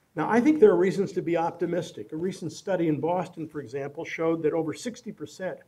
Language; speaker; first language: English; native; English